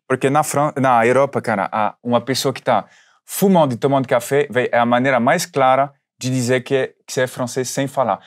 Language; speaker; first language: Portuguese; non-native, fluent; French